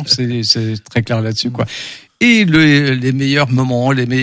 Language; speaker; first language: French; native; French